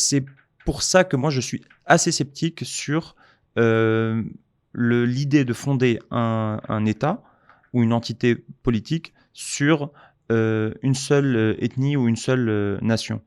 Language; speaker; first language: French; native; French